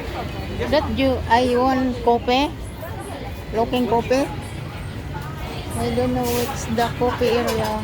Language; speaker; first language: English; non-native, learner; Filipino